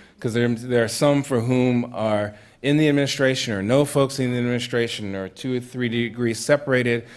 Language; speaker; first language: English; native; English